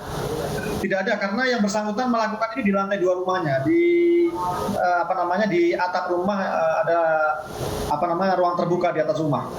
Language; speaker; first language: Indonesian; native; Indonesian